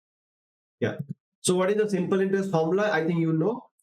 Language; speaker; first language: English; non-native, local second language; Hindi